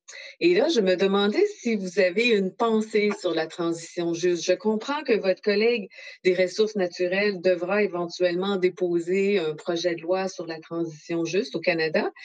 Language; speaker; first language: French; native; French